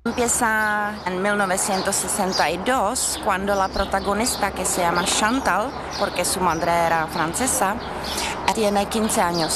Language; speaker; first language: Spanish; non-native, learner; Czech